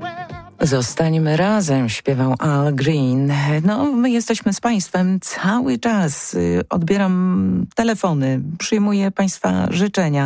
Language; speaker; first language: Polish; native; Polish